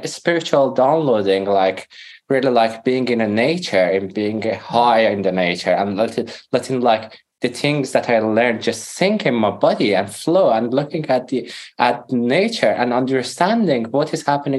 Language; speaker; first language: English; non-native, fluent; Persian